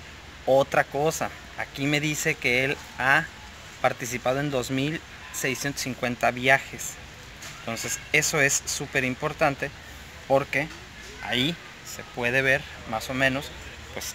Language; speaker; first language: Spanish; native; Spanish